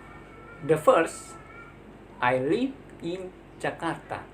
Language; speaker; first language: English; non-native, learner; Indonesian